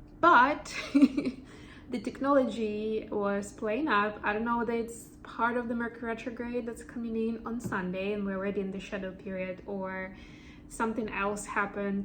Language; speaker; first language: English; non-native, fluent; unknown